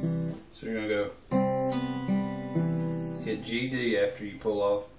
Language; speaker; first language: English; native; English